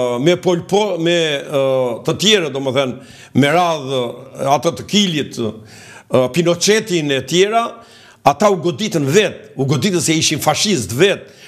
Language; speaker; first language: Albanian; native; Albanian